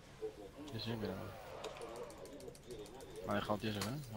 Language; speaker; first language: Spanish; native; Spanish